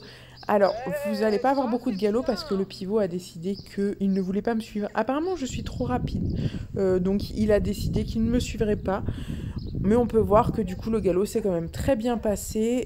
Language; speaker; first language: French; native; French